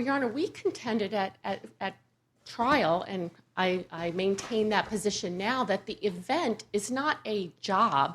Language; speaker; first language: English; native; English